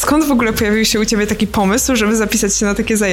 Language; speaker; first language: Polish; native; Polish